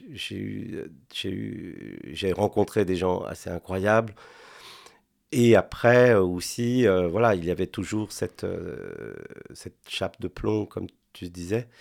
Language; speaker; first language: French; non-native, fluent; Spanish